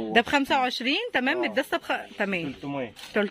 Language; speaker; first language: Arabic; native; Arabic